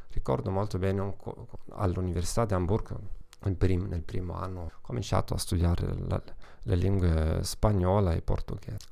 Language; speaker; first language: Italian; non-native, fluent; German